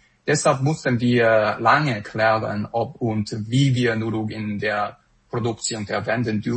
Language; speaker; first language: German; non-native, fluent; Korean